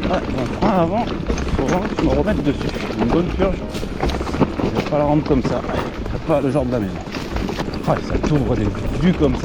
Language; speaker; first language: French; native; French